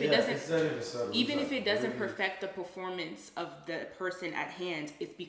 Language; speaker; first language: English; native; English